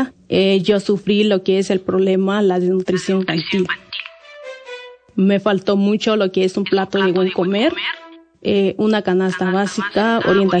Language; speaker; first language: Spanish; non-native, local second language; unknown